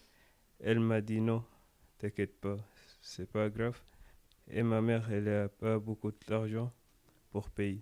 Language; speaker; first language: French; non-native, learner; Arabic